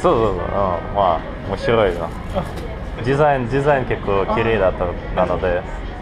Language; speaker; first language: Japanese; non-native, learner; Russian